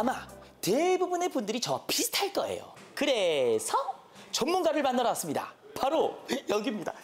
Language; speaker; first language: Korean; native; Korean